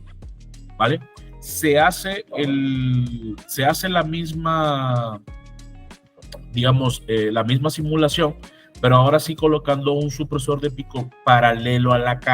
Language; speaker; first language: Spanish; native; Spanish